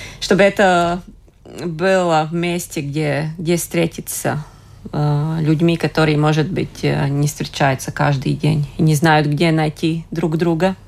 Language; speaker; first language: Russian; non-native, local second language; Latvian